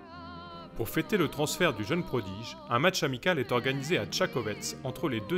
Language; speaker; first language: French; native; French